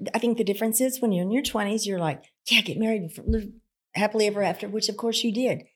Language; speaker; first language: English; native; English